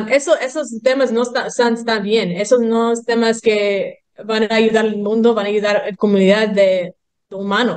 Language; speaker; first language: Spanish; early bilingual, heritage; English